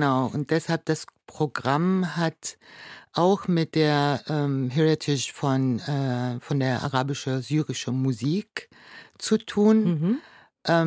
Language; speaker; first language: German; non-native, fluent; Arabic